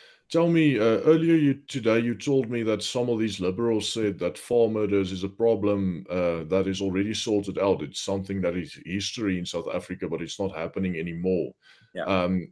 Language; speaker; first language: English; non-native, local second language; Afrikaans